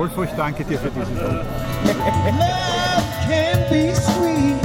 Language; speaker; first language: German; native; German